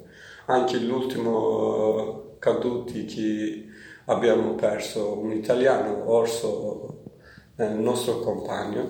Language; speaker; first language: Italian; non-native, learner; Kurdish